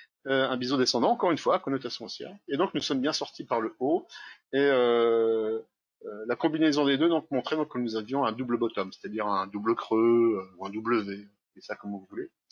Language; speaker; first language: French; native; French